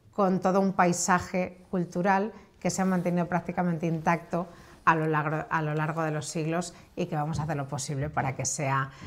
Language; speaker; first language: Spanish; native; Spanish